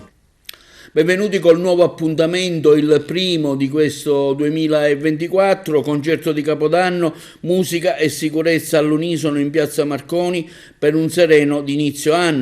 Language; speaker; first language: Italian; native; Italian